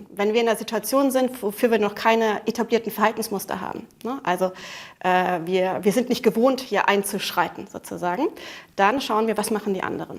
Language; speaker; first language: German; native; German